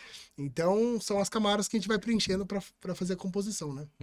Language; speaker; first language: Portuguese; native; Portuguese